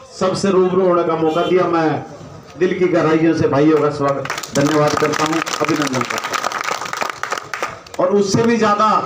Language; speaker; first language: Hindi; native; Hindi